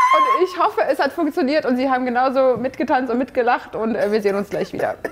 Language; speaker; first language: German; native; German